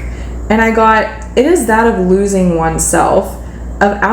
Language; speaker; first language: English; native; English